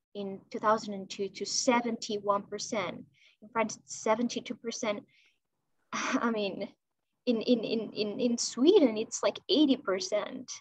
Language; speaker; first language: English; non-native, fluent; Chinese